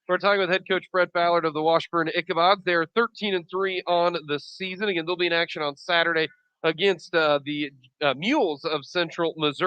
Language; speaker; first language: English; native; English